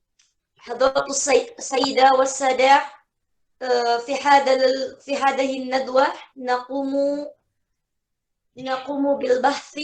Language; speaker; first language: Arabic; non-native, fluent; Indonesian